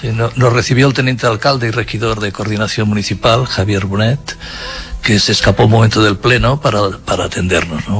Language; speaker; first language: Spanish; native; Spanish